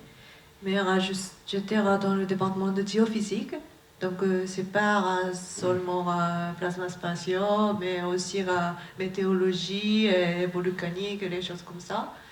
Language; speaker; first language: French; non-native, learner; Japanese